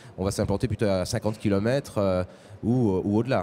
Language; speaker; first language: French; native; French